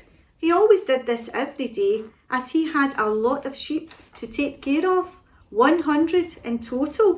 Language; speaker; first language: English; native; English